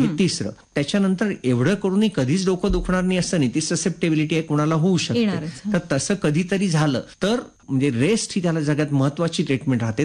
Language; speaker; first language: Marathi; native; Marathi